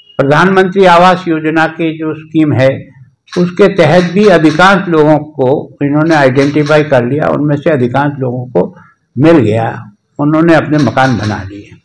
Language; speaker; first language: Hindi; native; Hindi